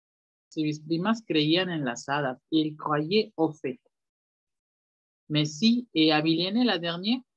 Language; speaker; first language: French; non-native, fluent; Spanish